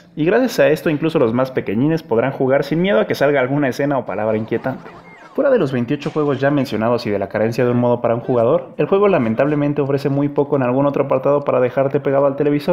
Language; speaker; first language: Spanish; native; Spanish